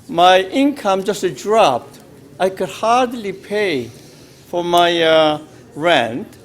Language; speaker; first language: English; non-native, fluent; Korean